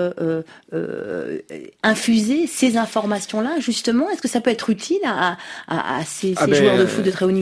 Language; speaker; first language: French; native; French